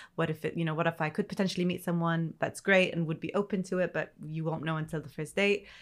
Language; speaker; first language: English; non-native, fluent; Arabic